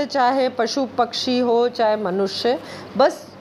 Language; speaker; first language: Hindi; non-native, local second language; Bangla